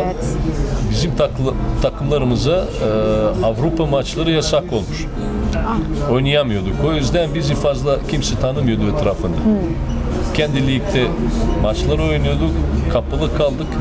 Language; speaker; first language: Turkish; non-native, fluent; Serbian